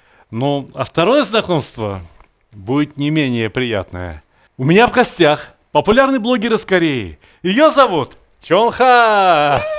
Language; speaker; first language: Russian; native; Russian